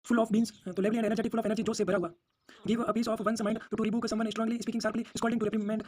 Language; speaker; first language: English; non-native, local second language; Hindi